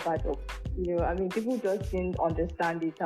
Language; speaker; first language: English; non-native, local second language; Yoruba